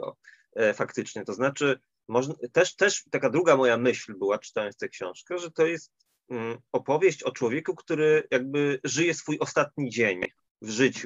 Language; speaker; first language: Polish; native; Polish